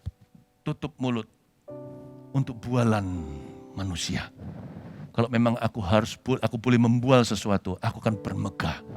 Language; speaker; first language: Indonesian; native; Indonesian